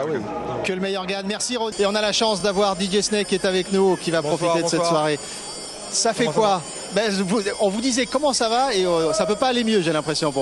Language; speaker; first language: French; native; French